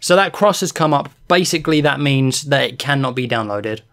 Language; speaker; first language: English; native; English